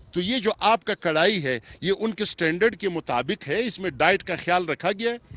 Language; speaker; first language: Urdu; non-native, local second language; Pashto